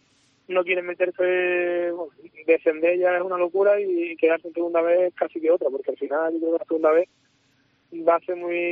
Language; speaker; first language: Spanish; native; Spanish